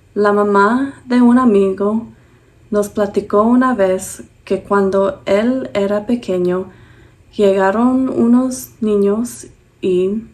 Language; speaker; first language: Spanish; early bilingual, heritage; Spanish